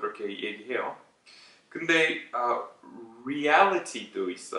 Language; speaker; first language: Korean; non-native, fluent; English